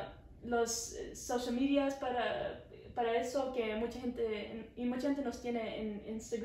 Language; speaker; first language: Spanish; early bilingual, heritage; Spanish